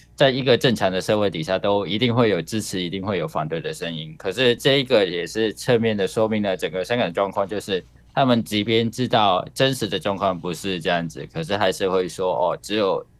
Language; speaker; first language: Chinese; non-native, local second language; Cantonese